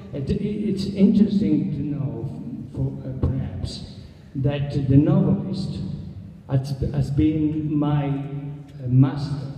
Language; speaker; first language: English; non-native, learner; Italian